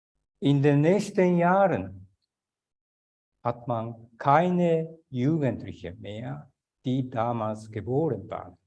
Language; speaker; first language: German; non-native, fluent; Japanese